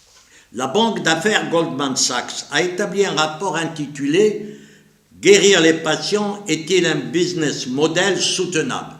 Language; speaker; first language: French; native; French